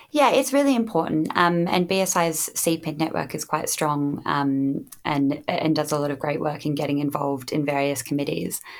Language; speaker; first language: English; native; English